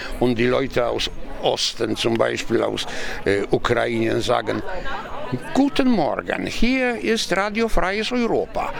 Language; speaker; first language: German; non-native, learner; Polish